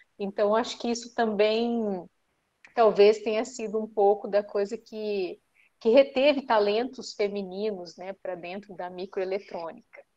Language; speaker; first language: Portuguese; native; Portuguese